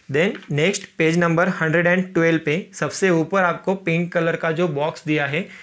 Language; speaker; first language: Hindi; non-native, local second language; Marathi